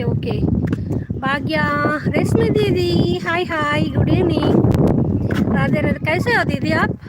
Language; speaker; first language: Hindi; non-native, learner; Telugu